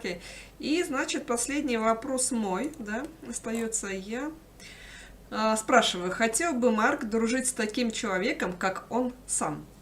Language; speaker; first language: Russian; native; Russian